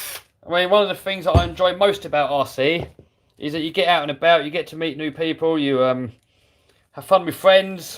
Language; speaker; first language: English; native; English